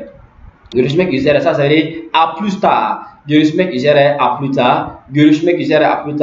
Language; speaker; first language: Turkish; non-native, learner; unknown